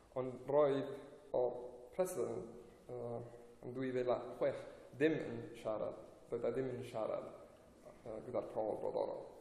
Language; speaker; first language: Welsh; non-native, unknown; Spanish